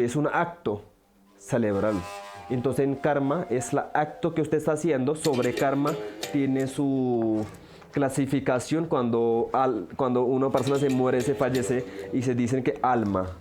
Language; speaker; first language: Spanish; non-native, learner; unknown